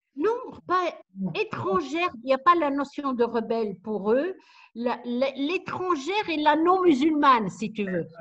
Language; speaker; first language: French; non-native, local second language; Arabic